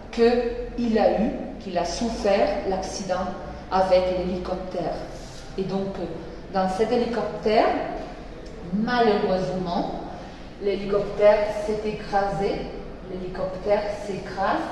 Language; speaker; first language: French; non-native, fluent; Spanish